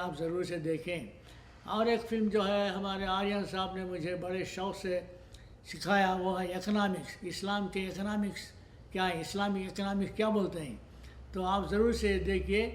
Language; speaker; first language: Urdu; native; Urdu